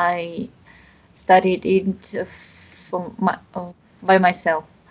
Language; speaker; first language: English; non-native, learner; Bashkir